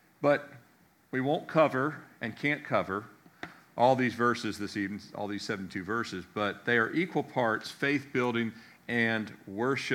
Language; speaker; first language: English; native; English